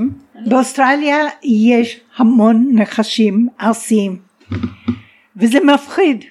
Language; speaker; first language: Hebrew; non-native, fluent; English